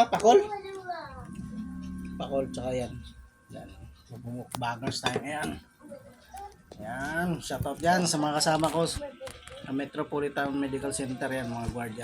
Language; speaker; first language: Filipino; native; Filipino